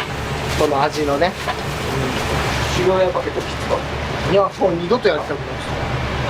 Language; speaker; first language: Japanese; native; Japanese